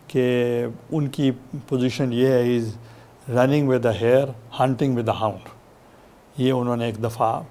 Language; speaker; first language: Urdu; non-native, local second language; Saraiki